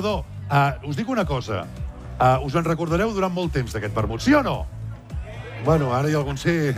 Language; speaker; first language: Catalan; native; Catalan